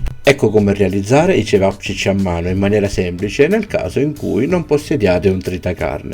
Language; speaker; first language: Italian; native; Italian